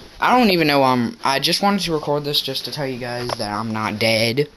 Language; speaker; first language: English; native; English